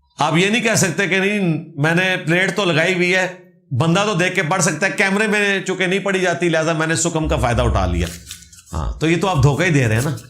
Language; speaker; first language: Urdu; non-native, local second language; Punjabi